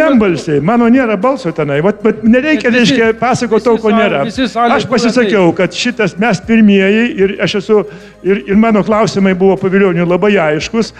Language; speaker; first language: Lithuanian; native; Lithuanian